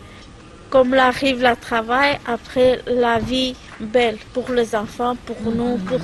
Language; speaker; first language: French; non-native, learner; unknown